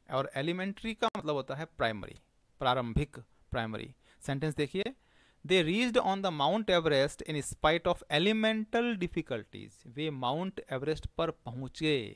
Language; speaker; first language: Hindi; native; Hindi